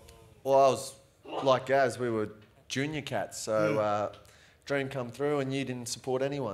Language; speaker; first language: English; native; English